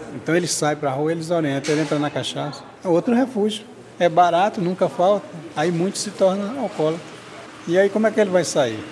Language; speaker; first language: Portuguese; native; Portuguese